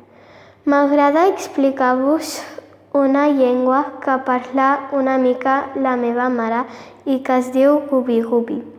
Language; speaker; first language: Catalan; non-native, learner; English